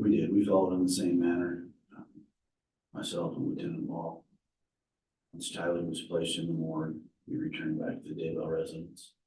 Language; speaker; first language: English; native; English